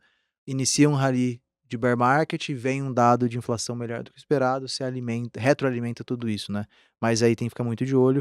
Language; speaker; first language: Portuguese; native; Portuguese